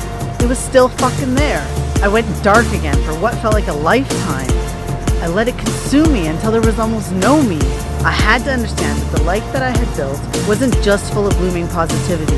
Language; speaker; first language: English; native; English